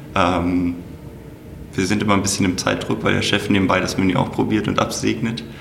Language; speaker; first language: German; native; German